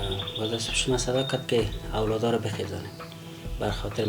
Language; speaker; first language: Persian; native; Persian